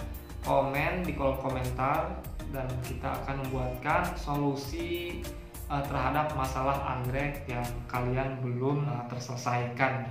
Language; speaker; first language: Indonesian; native; Indonesian